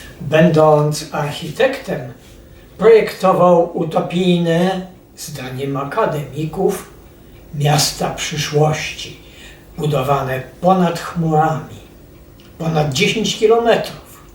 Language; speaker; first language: Polish; native; Polish